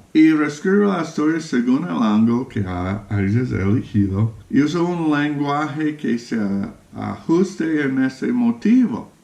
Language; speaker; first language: Spanish; non-native, fluent; English